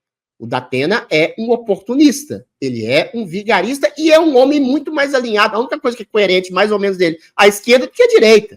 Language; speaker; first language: Portuguese; native; Portuguese